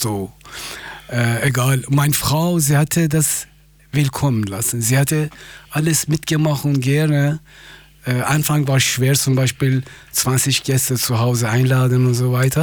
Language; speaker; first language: German; non-native, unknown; Persian